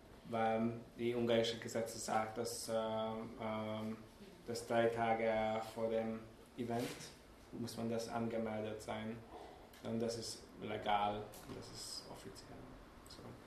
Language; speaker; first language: German; non-native, learner; Hungarian